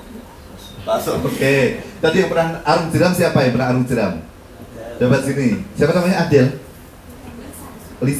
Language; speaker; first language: Indonesian; native; Indonesian